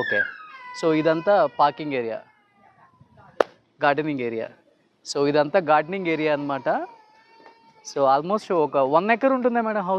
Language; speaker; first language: Telugu; native; Telugu